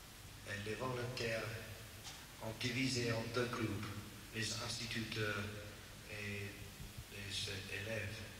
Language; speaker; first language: French; non-native, learner; English